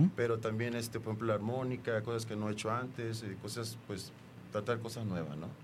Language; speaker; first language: Spanish; native; Spanish